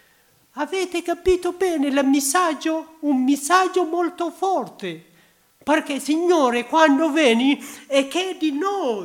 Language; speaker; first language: Italian; non-native, learner; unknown